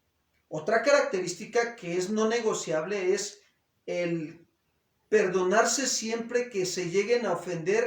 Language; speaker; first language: Spanish; native; Spanish